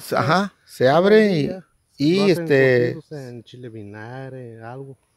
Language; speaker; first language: Spanish; native; Spanish